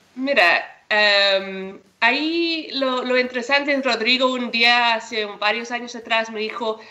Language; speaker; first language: Spanish; non-native, fluent; English